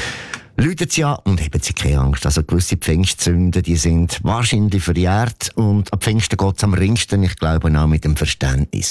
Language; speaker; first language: German; native; German